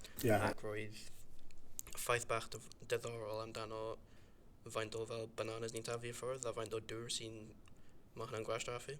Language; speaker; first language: Welsh; non-native, local second language; English